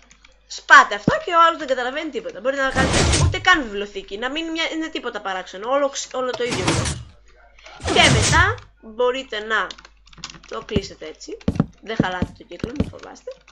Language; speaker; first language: Greek; native; Greek